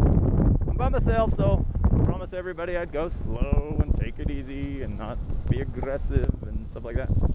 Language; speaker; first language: English; native; English